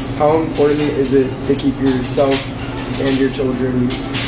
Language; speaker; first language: English; early bilingual, other home language; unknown